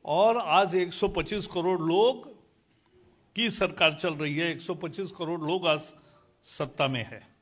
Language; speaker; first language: Hindi; non-native, local second language; Marathi